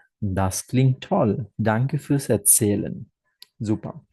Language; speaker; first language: German; non-native, fluent; Bangla